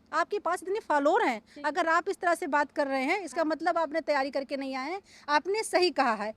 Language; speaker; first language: Hindi; native; Hindi